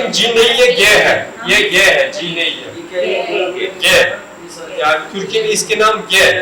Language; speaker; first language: Hindi; non-native, learner; Turkish